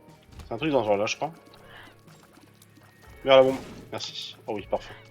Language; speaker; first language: French; native; French